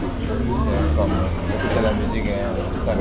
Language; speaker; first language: French; non-native, learner; Korean